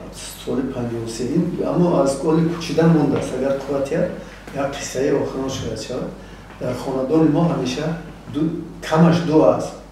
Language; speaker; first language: Tajik; native; Tajik